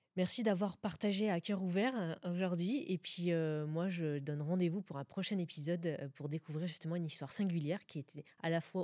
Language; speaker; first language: French; native; French